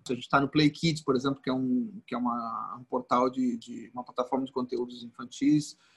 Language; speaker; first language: Portuguese; early bilingual, other home language; Spanish